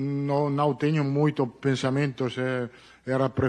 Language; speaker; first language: Portuguese; non-native, fluent; Italian